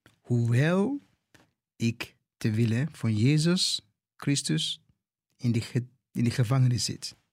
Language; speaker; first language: Dutch; non-native, fluent; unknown